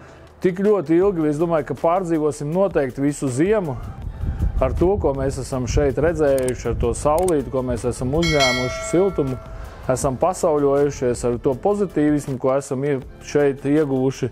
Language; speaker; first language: Latvian; native; Latvian